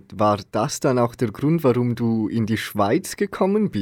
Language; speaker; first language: German; native; German